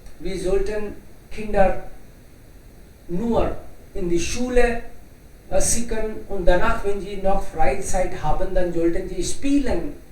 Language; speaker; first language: German; non-native, learner; Hindi